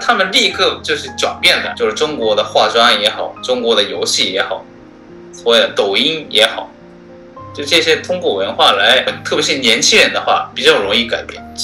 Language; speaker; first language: Chinese; non-native, fluent; Japanese